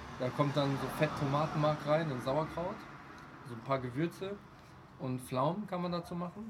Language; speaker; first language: German; early bilingual, other home language; Polish